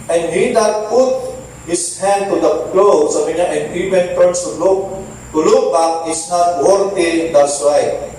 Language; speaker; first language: English; non-native, local second language; Filipino